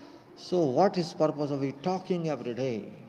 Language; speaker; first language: English; non-native, local second language; Hindi